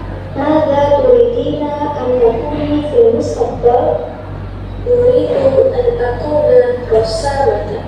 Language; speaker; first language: Arabic; non-native, learner; Indonesian